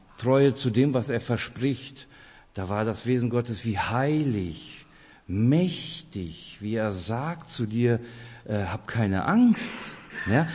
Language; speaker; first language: German; early bilingual, other home language; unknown